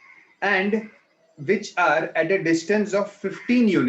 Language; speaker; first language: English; non-native, local second language; Hindi